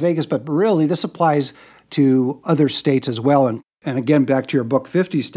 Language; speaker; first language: English; native; English